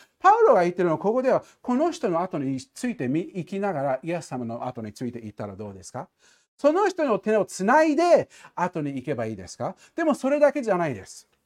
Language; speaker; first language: Japanese; non-native, fluent; English